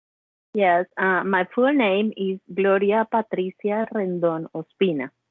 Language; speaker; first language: English; non-native, learner; Spanish